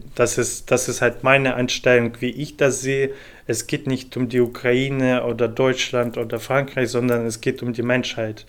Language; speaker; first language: German; non-native, fluent; Ukrainian